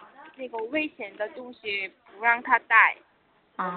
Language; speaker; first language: Chinese; non-native, learner; Korean